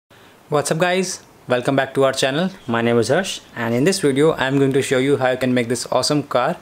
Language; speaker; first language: English; non-native, local second language; Hindi